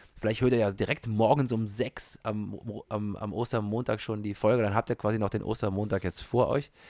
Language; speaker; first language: German; native; German